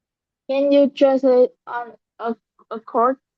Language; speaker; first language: English; non-native, learner; Vietnamese